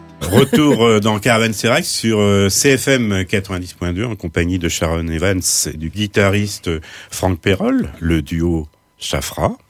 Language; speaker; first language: French; native; French